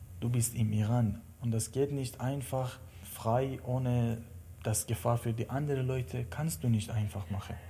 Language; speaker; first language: German; non-native, learner; Persian